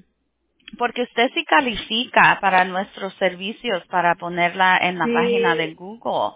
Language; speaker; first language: Spanish; early bilingual, heritage; Spanish